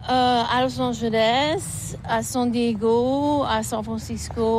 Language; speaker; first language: French; non-native, fluent; English